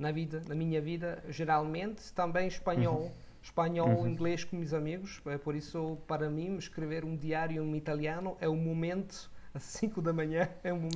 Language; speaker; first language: Portuguese; non-native, fluent; Italian